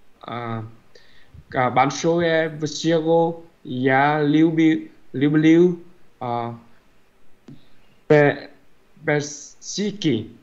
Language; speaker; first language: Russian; non-native, learner; Vietnamese